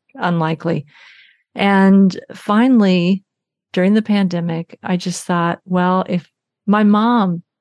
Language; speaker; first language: English; native; English